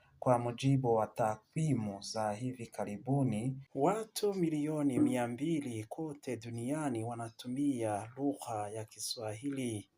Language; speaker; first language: Swahili; non-native, local second language; Kinyarwanda